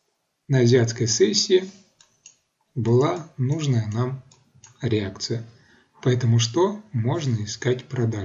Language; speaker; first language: Russian; native; Russian